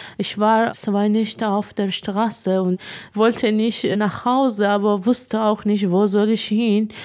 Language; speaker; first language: German; non-native, learner; Persian